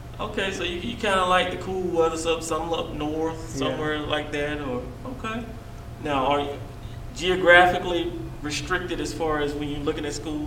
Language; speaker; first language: English; native; English